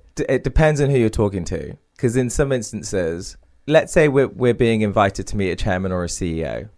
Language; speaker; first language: English; native; English